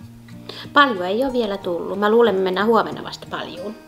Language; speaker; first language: Finnish; native; Finnish